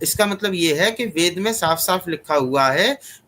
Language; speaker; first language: Hindi; native; Hindi